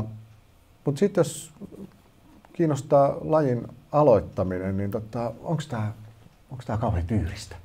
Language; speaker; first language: Finnish; native; Finnish